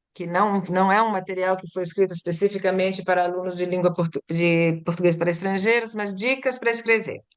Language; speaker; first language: Portuguese; early bilingual, other home language; Italian